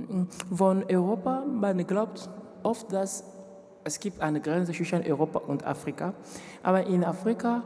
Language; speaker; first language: German; non-native, learner; French